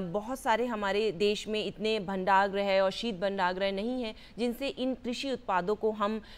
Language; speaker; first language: Hindi; native; Hindi